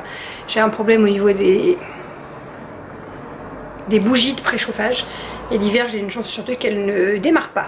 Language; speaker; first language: French; native; French